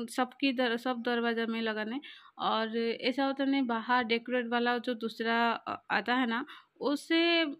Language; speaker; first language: Hindi; non-native, local second language; Odia